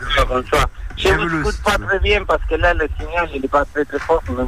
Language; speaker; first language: French; non-native, fluent; Spanish